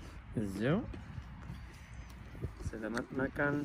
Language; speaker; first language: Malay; non-native, learner; Dutch